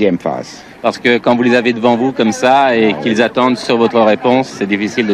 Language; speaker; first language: French; native; French